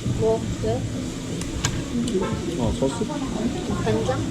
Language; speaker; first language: Korean; non-native, fluent; Chinese